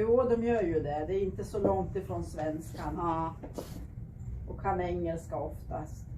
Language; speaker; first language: Swedish; native; Swedish